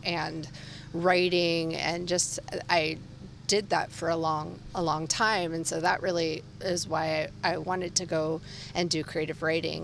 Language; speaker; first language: English; native; English